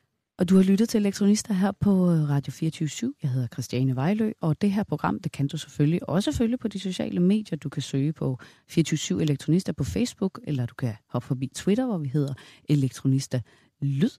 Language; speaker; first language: Danish; native; Danish